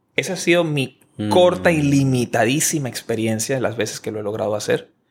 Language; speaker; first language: Spanish; native; Spanish